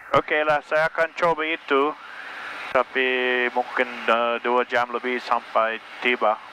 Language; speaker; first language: Indonesian; non-native, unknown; English